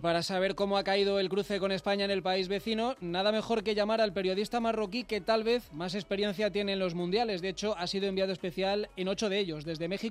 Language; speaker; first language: Spanish; native; Spanish